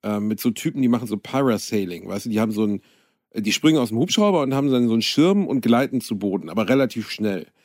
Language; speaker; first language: German; native; German